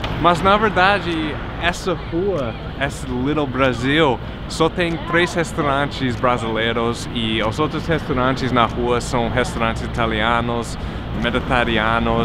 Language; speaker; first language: Portuguese; non-native, fluent; English